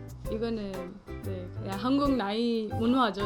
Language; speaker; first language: Korean; non-native, fluent; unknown